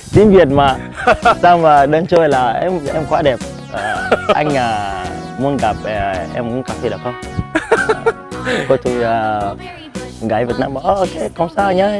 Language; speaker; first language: Vietnamese; non-native, learner; Portuguese